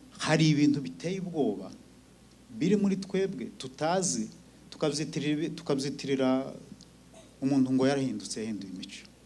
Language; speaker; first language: Kinyarwanda; native; Kinyarwanda